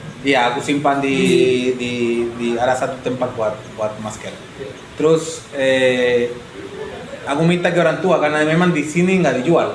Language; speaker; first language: Indonesian; non-native, fluent; Spanish